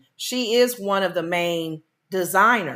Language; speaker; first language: English; native; English